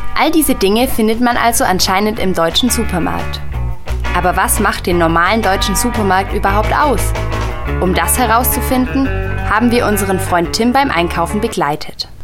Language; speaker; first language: German; native; German